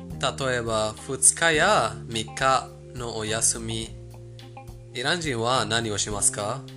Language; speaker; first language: Japanese; non-native, fluent; Persian